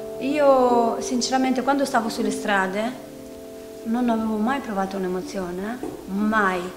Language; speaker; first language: Italian; non-native, fluent; Albanian